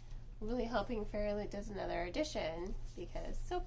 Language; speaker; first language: English; native; English